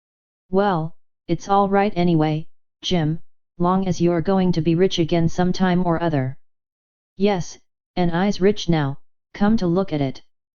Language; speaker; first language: English; native; English